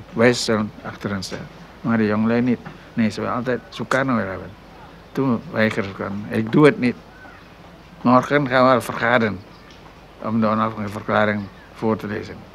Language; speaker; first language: Dutch; non-native, local second language; Minangkabau